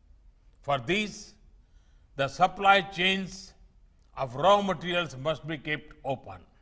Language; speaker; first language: English; non-native, local second language; Gujarati